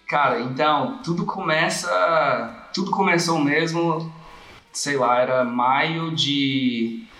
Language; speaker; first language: Portuguese; non-native, fluent; English